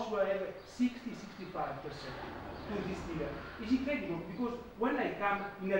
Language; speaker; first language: English; non-native, learner; Italian